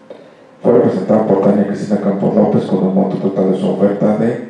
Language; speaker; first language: Spanish; native; Spanish